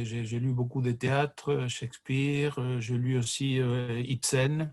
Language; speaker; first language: French; non-native, fluent; Spanish